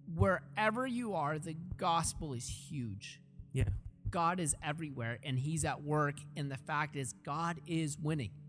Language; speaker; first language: English; early bilingual, other home language; Russian